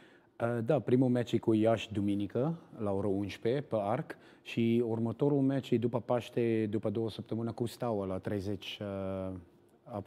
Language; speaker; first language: Romanian; non-native, learner; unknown